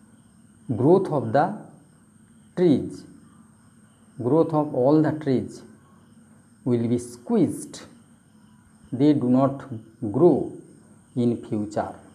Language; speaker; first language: English; non-native, local second language; Bangla